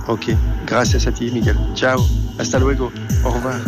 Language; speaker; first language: Spanish; non-native, learner; French